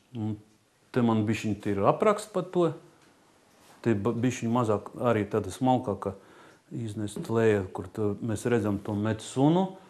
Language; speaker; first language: Latvian; non-native, local second language; Russian